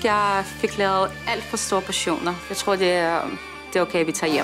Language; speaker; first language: Danish; early bilingual, heritage; Danish